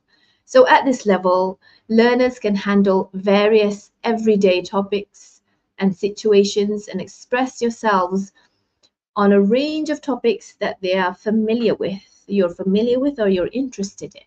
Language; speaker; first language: English; non-native, local second language; Malay